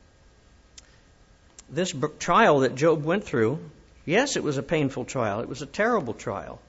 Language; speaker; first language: English; native; English